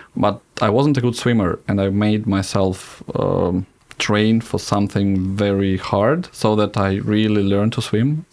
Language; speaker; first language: English; non-native, fluent; Russian